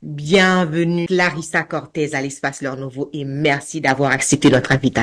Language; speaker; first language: French; native; French